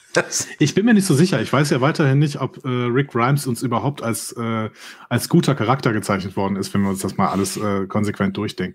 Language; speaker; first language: German; native; German